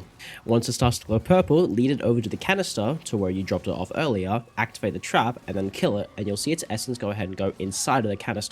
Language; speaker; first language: English; native; English